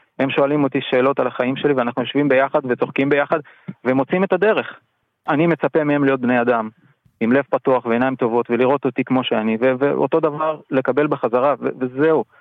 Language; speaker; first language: Hebrew; early bilingual, other home language; Russian